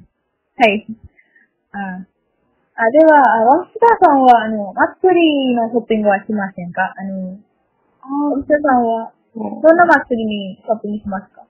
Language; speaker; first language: Japanese; non-native, learner; Malayalam